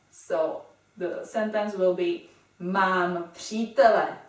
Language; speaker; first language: Czech; non-native, fluent; English